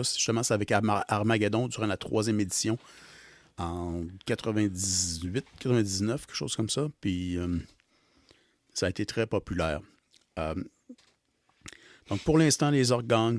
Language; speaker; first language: French; native; French